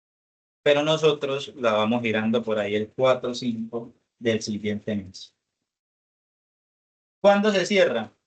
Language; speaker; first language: Spanish; native; Spanish